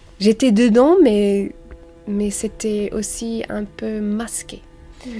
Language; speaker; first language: French; non-native, learner; English